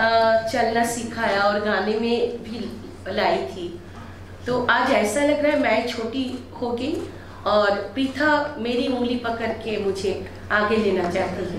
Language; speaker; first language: Hindi; non-native, local second language; Bangla